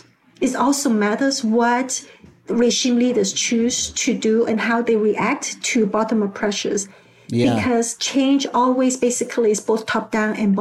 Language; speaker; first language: English; non-native, local second language; Cantonese